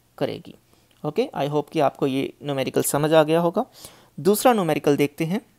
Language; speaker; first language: Hindi; native; Hindi